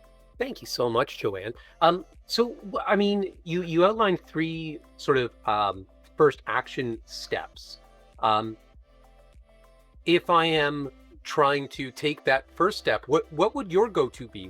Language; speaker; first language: English; native; English